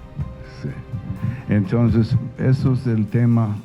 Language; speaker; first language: Spanish; non-native, fluent; English